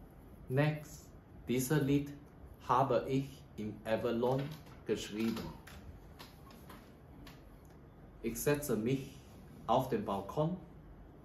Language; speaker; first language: German; non-native, learner; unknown